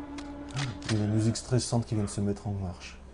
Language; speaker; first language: French; native; French